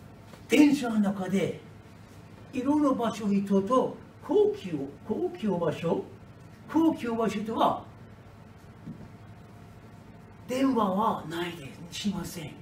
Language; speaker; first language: Japanese; non-native, learner; Persian